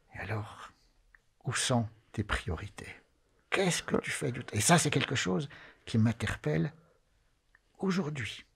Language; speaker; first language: French; native; French